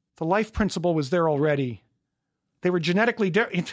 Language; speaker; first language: English; native; English